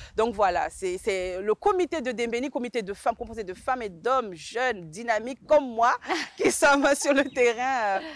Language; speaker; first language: French; native; French